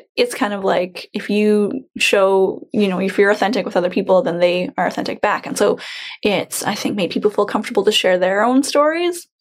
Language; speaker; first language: English; native; English